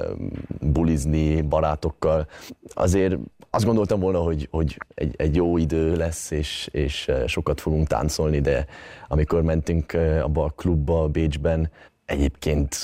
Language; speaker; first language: Hungarian; early bilingual, heritage; Hungarian